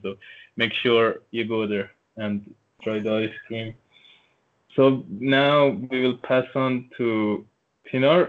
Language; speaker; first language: English; non-native, local second language; Turkish